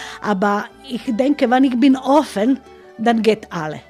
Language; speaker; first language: German; non-native, learner; Croatian